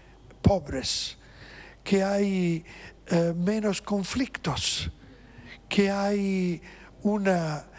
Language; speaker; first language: Spanish; non-native, fluent; Italian